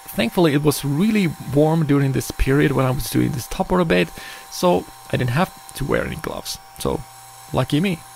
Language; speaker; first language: English; non-native, fluent; Finnish